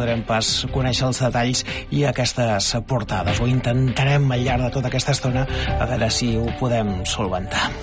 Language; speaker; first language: Catalan; native; Catalan